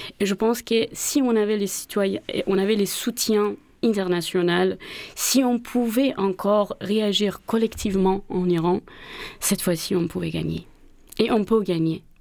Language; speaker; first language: French; non-native, fluent; Persian